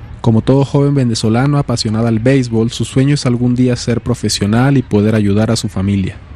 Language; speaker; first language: Spanish; native; Spanish